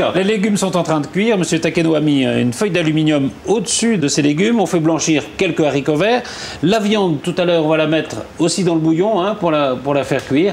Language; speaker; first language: French; native; French